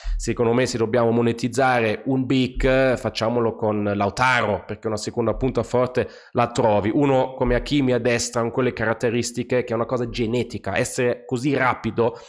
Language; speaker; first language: Italian; non-native, fluent; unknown